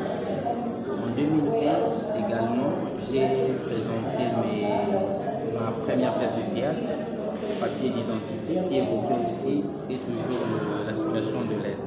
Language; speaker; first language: French; non-native, local second language; Lingala